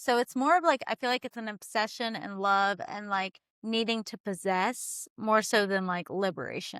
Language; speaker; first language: English; native; English